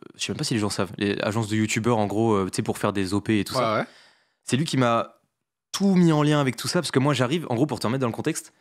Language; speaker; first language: French; native; French